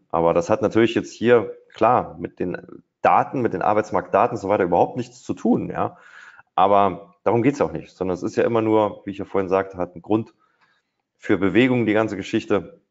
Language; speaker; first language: German; native; German